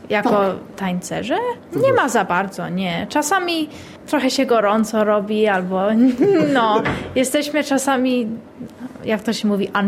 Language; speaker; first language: Polish; early bilingual, heritage; English